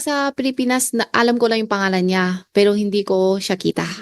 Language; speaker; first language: Filipino; non-native, learner; Chinese